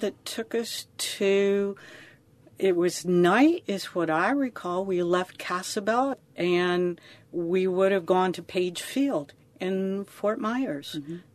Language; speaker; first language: English; native; English